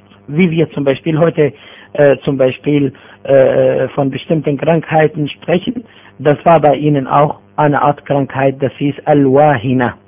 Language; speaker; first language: German; non-native, fluent; Arabic